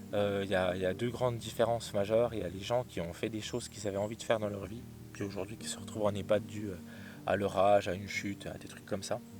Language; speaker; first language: French; native; French